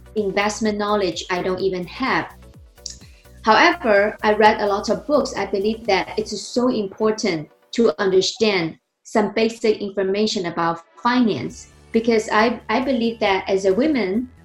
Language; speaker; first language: English; non-native, fluent; Chinese